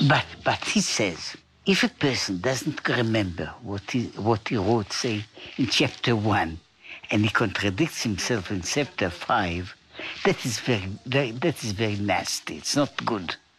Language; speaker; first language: English; non-native, fluent; Hebrew